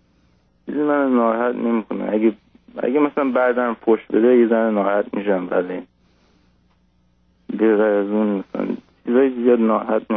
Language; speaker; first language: Persian; early bilingual, heritage; Persian